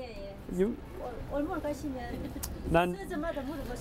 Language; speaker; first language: Korean; native; Korean